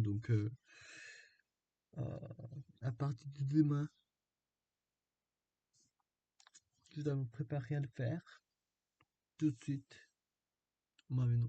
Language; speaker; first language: French; non-native, learner; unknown